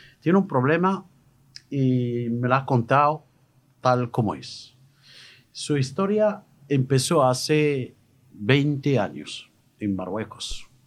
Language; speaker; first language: Spanish; non-native, fluent; Arabic